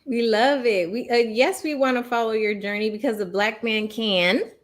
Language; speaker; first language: English; native; English